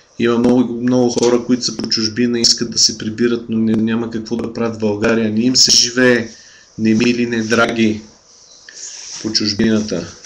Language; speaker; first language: Bulgarian; native; Bulgarian